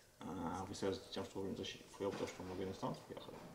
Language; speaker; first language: Russian; native; Russian